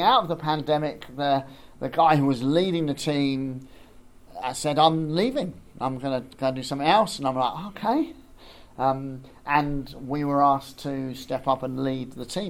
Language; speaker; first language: English; native; English